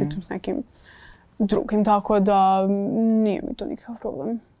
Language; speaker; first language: Croatian; non-native, fluent; English